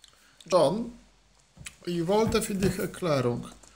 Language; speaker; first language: German; non-native, learner; Polish